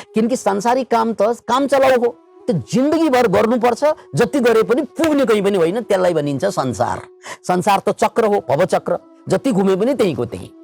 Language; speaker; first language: Nepali; native; Nepali